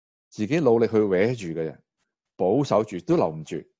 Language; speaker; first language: Cantonese; native; Cantonese